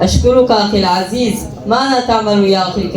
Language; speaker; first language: Arabic; non-native, learner; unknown